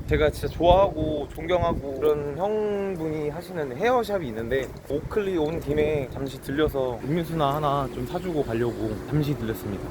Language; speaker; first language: Korean; native; Korean